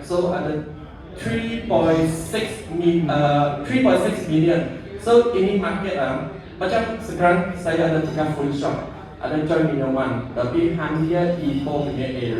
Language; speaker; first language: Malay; non-native, local second language; Chinese